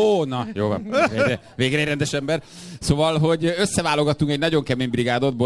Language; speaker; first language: Hungarian; native; Hungarian